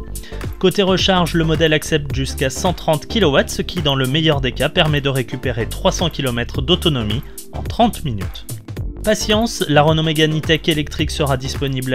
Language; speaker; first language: French; native; French